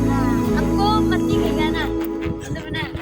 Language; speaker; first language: Hindi; non-native, local second language; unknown